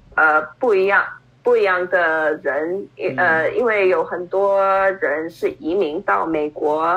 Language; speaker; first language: Chinese; non-native, fluent; English